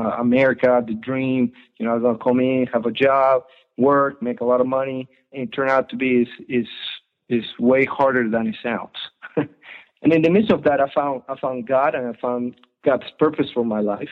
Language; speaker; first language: English; non-native, fluent; Spanish